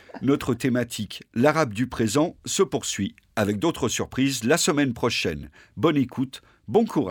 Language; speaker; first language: French; native; French